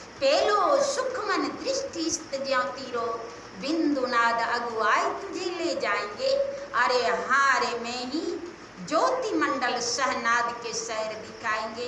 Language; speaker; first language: Hindi; native; Hindi